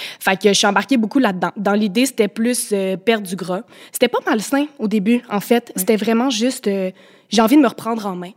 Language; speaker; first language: French; native; French